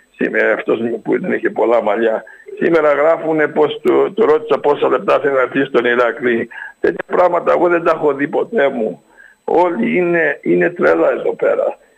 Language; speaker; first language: Greek; early bilingual, heritage; Greek